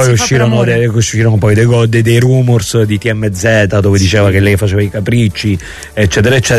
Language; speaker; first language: Italian; native; Italian